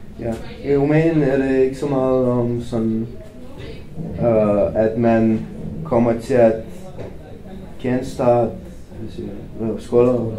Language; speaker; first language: Danish; non-native, fluent; Romanian